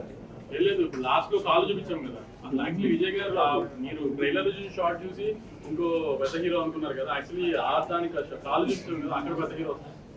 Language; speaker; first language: Telugu; native; Telugu